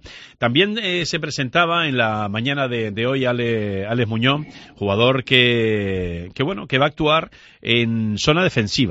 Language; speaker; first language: Spanish; native; Spanish